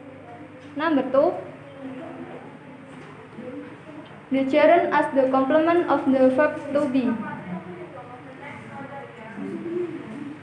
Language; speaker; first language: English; non-native, learner; Indonesian